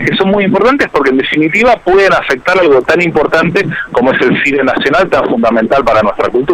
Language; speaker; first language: Spanish; native; Spanish